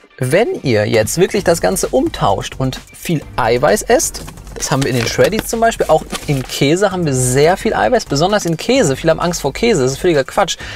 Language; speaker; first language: German; early bilingual, other home language; Polish